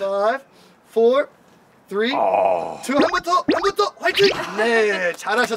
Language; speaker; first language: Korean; non-native, learner; English